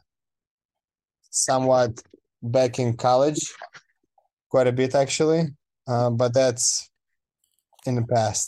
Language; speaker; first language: English; non-native, fluent; Romanian